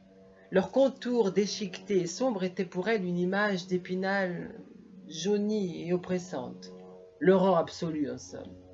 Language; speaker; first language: French; native; French